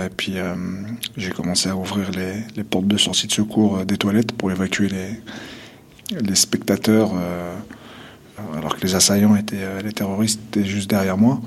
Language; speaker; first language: French; non-native, local second language; Kabyle